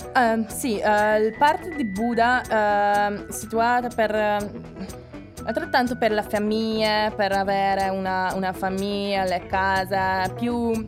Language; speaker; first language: Italian; non-native, learner; Hungarian